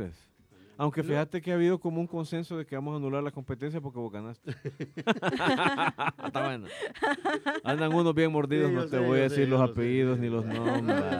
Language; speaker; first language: Spanish; native; Spanish